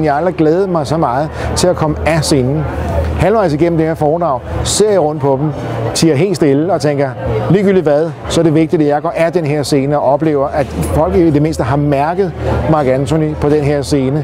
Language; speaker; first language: Danish; native; Danish